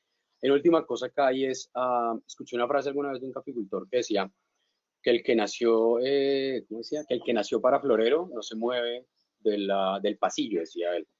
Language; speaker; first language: Spanish; native; Spanish